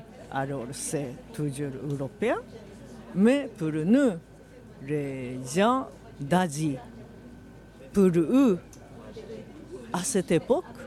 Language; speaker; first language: French; non-native, fluent; Japanese